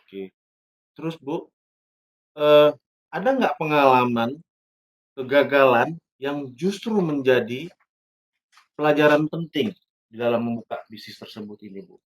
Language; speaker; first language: Indonesian; native; Indonesian